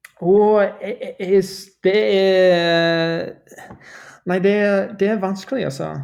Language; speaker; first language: Norwegian; non-native, learner; English